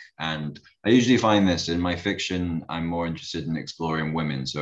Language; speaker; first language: English; native; English